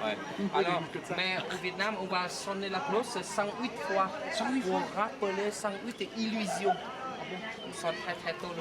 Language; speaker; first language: French; non-native, fluent; Vietnamese